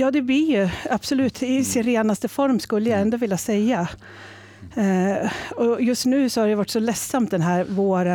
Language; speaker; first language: Swedish; native; Swedish